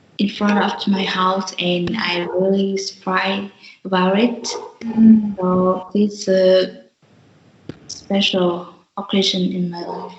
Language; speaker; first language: English; non-native, learner; Vietnamese